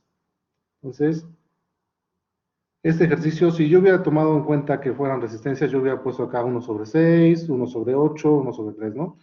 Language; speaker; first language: Spanish; native; Spanish